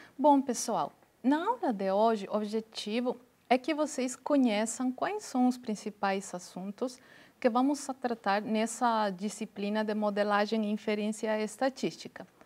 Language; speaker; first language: Portuguese; non-native, fluent; Spanish